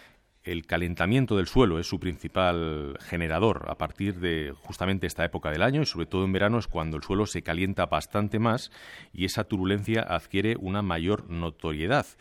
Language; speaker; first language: Spanish; native; Spanish